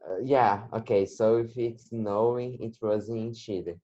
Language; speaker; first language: English; non-native, learner; Portuguese